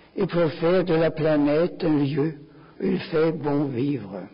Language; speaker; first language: French; non-native, fluent; German